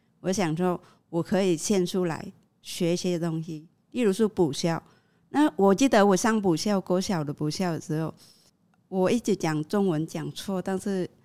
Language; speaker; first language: Chinese; non-native, fluent; Vietnamese